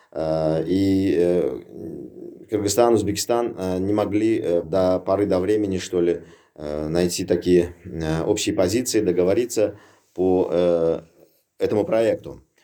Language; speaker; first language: Russian; non-native, local second language; Uzbek